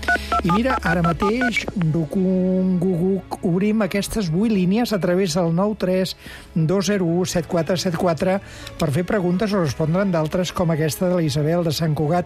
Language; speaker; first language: Catalan; native; Catalan